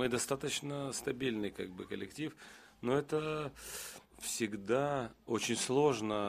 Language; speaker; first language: Russian; non-native, local second language; Romanian